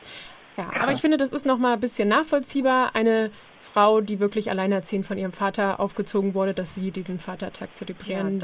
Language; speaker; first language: German; native; German